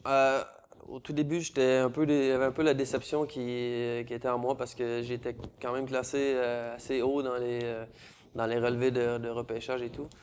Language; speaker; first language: French; native; French